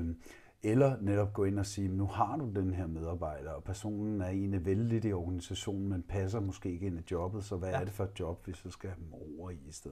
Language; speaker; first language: Danish; native; Danish